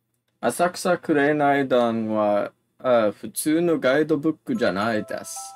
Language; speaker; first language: Japanese; non-native, learner; English